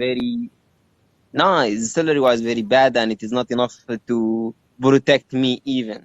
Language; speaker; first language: English; non-native, learner; Arabic